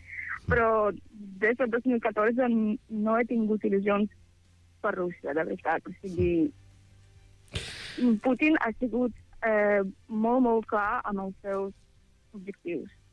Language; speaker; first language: Catalan; non-native, fluent; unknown